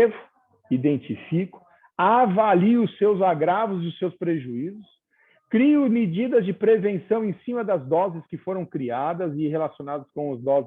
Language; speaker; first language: Portuguese; native; Portuguese